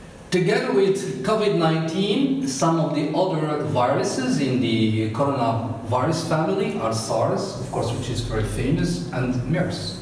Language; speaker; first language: English; non-native, fluent; Arabic